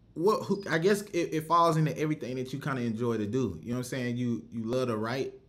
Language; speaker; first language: English; native; English